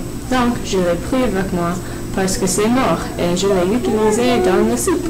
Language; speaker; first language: French; non-native, learner; English